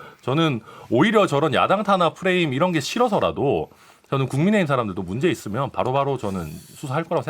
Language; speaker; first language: Korean; native; Korean